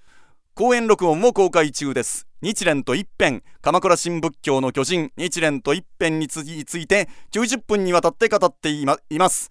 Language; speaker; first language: Japanese; native; Japanese